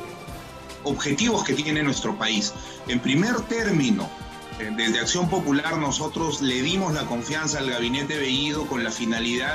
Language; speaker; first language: Spanish; native; Spanish